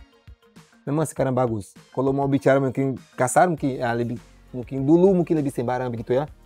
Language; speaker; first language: Indonesian; non-native, fluent; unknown